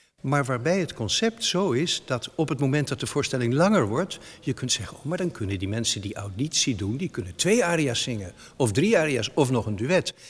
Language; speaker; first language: Dutch; native; Dutch